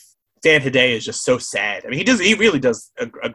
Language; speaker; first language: English; native; English